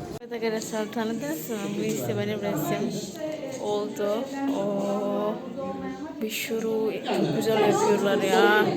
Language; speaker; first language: Turkish; non-native, fluent; Indonesian